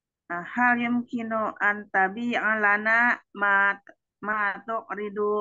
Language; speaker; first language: Arabic; non-native, learner; Indonesian